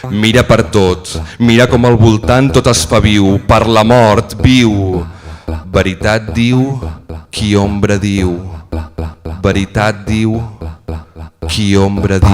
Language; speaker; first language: Catalan; native; Catalan